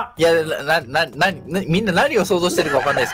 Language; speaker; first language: Japanese; native; Japanese